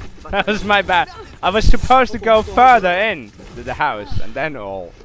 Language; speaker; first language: English; non-native, fluent; Finnish